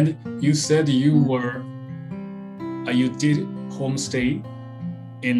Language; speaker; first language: English; non-native, fluent; Japanese